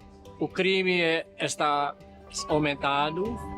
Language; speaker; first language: Portuguese; non-native, learner; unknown